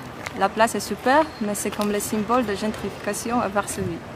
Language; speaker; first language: French; non-native, learner; Polish